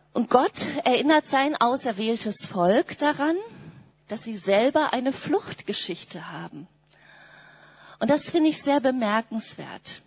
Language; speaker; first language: German; native; German